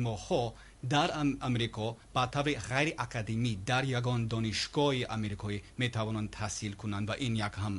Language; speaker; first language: Persian; non-native, learner; English